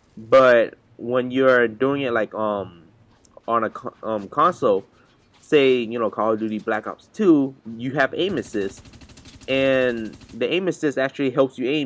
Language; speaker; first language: English; native; English